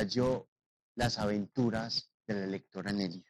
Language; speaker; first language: Spanish; native; Spanish